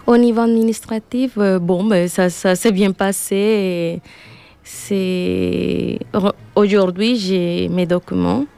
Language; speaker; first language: French; non-native, learner; Spanish